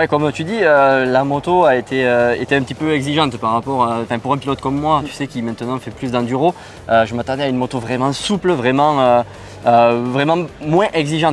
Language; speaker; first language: French; native; French